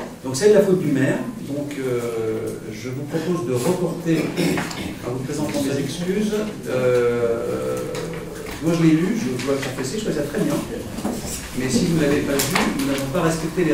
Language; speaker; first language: French; native; French